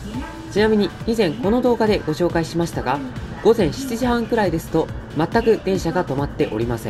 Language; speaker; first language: Japanese; native; Japanese